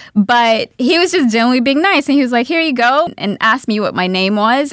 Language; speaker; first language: English; early bilingual, other home language; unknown